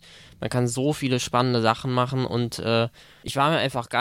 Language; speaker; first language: German; native; German